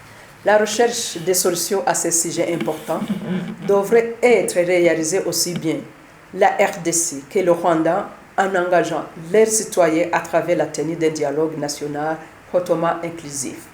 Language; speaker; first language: French; non-native, local second language; Kinyarwanda